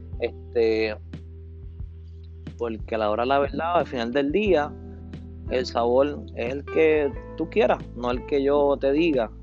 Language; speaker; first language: Spanish; native; Spanish